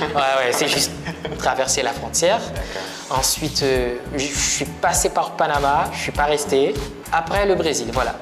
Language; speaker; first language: French; non-native, local second language; Haitian Creole